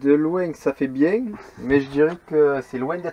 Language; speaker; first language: French; native; French